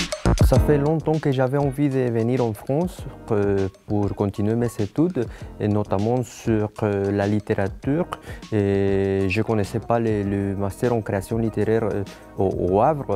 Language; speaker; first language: French; non-native, fluent; Spanish